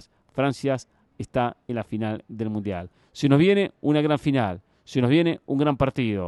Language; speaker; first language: Spanish; native; Spanish